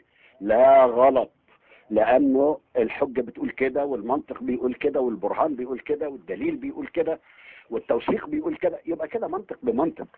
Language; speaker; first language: Arabic; native; Arabic